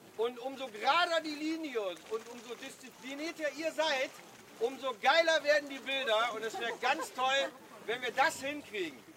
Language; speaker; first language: German; native; German